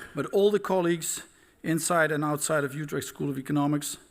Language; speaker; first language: English; non-native, fluent; Dutch